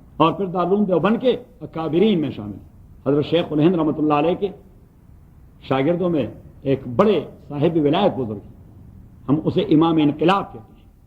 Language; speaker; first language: Urdu; non-native, local second language; Pashto